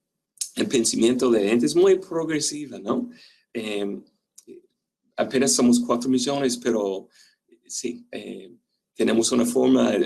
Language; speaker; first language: Spanish; non-native, fluent; English